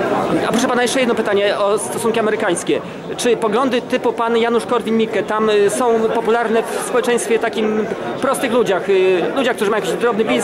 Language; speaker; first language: Polish; native; Polish